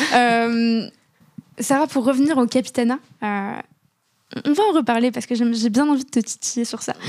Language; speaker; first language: French; non-native, local second language; Arabic